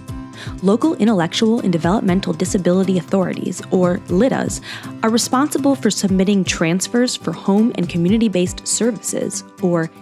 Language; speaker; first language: English; native; English